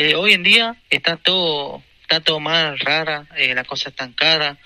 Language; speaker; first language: Spanish; native; Spanish